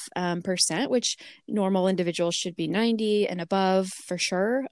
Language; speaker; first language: English; native; English